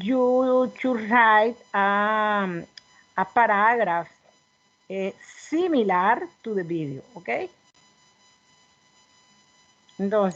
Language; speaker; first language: English; non-native, learner; Spanish